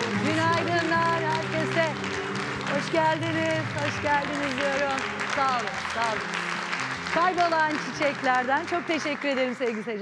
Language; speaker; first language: Turkish; native; Turkish